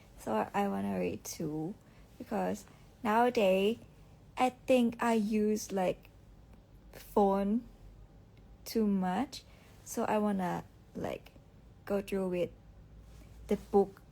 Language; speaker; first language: English; non-native, learner; Thai